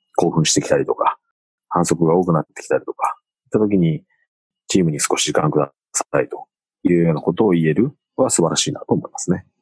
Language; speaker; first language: Japanese; native; Japanese